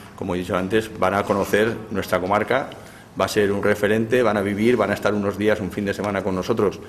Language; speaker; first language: Spanish; native; Spanish